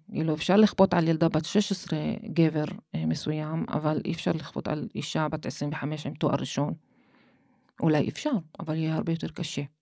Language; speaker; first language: Hebrew; non-native, local second language; Arabic